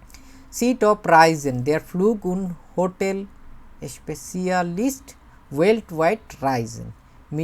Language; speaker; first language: German; non-native, fluent; Bangla